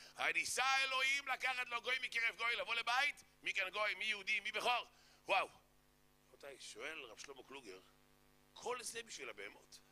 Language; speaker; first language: Hebrew; native; Hebrew